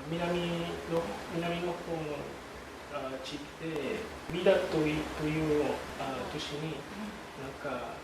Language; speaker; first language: Japanese; non-native, learner; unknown